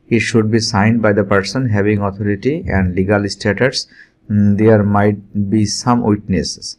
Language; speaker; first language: English; non-native, local second language; Bangla